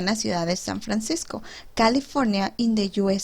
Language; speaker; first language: Spanish; native; Spanish